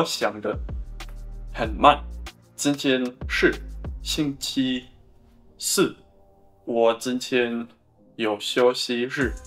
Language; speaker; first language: Chinese; non-native, learner; German